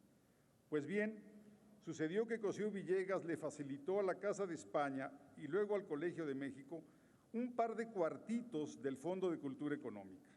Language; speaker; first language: Spanish; native; Spanish